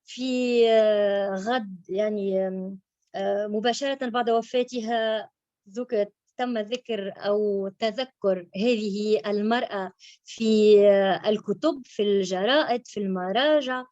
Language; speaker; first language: Arabic; native; Arabic